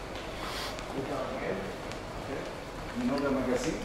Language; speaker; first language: Russian; non-native, learner; Arabic